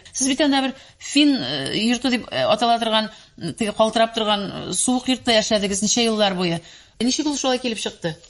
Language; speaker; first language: Tatar; native; Tatar